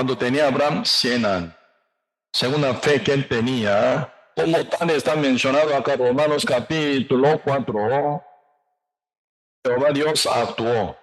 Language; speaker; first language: Spanish; non-native, learner; Korean